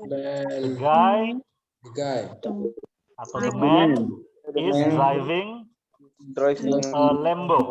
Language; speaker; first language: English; non-native, fluent; Indonesian